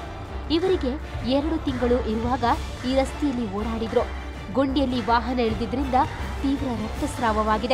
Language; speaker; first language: Kannada; native; Kannada